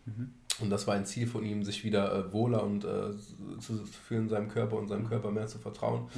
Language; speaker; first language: German; native; German